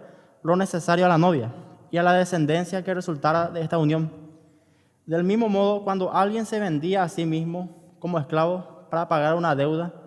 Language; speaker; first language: Spanish; native; Spanish